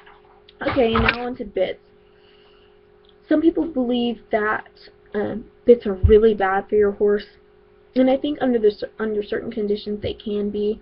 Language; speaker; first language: English; native; English